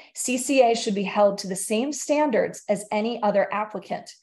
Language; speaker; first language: English; native; English